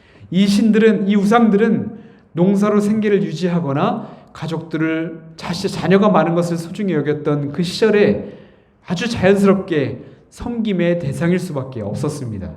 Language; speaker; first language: Korean; native; Korean